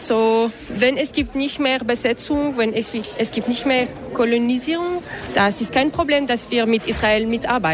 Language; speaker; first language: German; non-native, learner; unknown